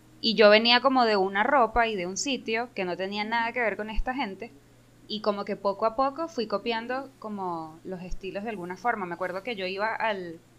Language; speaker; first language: Spanish; native; Spanish